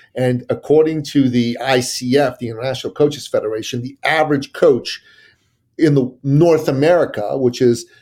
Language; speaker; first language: English; early bilingual, other home language; Persian